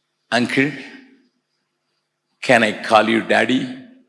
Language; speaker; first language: English; non-native, local second language; Tamil